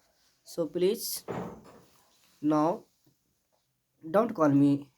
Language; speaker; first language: English; non-native, learner; Hindi